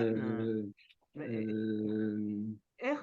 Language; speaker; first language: Hebrew; non-native, learner; French